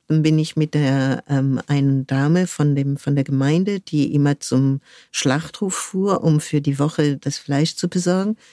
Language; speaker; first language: German; non-native, fluent; French